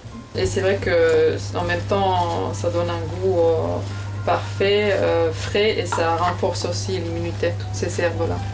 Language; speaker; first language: French; non-native, fluent; Finnish